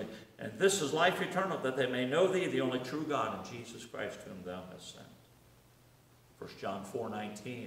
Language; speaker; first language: English; native; English